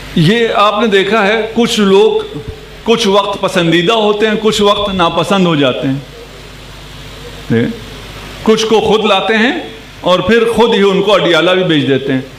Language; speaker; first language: Urdu; non-native, local second language; Punjabi